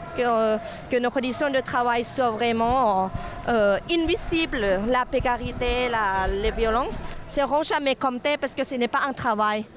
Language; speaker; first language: French; non-native, fluent; Thai